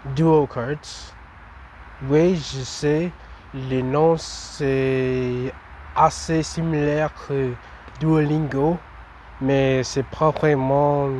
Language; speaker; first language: French; non-native, learner; English